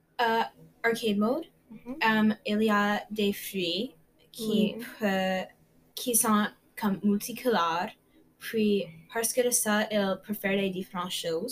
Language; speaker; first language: French; non-native, learner; English